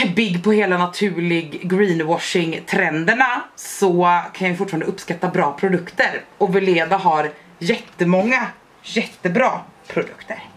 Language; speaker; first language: Swedish; native; Swedish